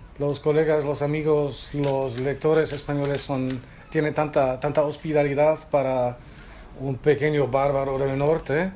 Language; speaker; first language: Spanish; non-native, fluent; German